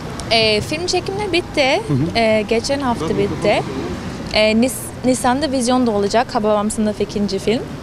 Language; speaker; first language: Turkish; non-native, fluent; English